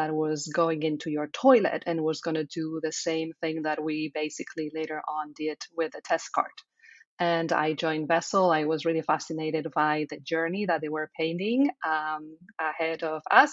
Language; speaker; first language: English; non-native, fluent; Spanish